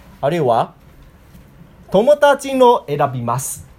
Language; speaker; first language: Japanese; non-native, learner; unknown